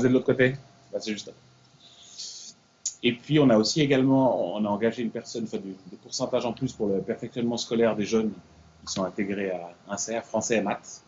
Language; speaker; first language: French; native; French